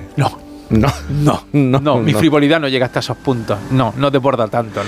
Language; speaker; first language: Spanish; native; Spanish